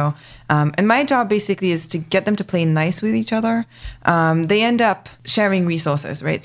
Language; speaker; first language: English; non-native, local second language; French